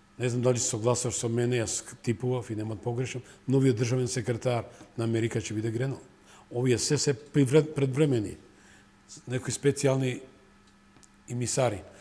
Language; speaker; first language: Macedonian; non-native, local second language; Serbian